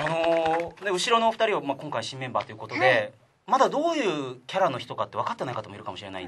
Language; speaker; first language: Japanese; native; Japanese